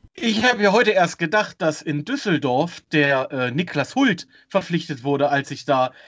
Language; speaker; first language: German; native; German